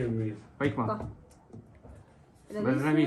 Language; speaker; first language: Italian; non-native, fluent; Bangla